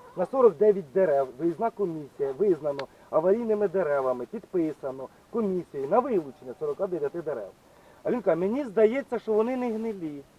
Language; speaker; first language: Ukrainian; native; Ukrainian